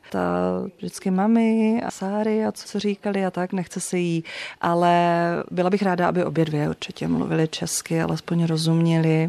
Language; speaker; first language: Czech; native; Czech